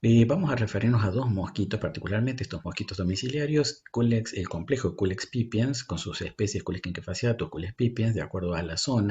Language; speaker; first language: Spanish; native; Spanish